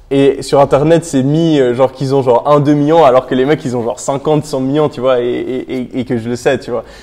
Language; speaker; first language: French; native; French